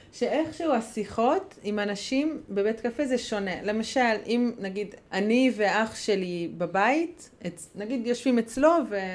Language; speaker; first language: Hebrew; non-native, fluent; Hungarian